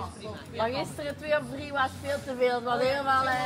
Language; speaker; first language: Dutch; native; Dutch